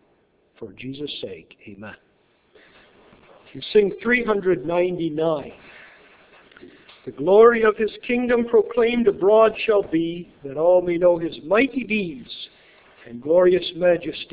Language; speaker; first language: English; native; English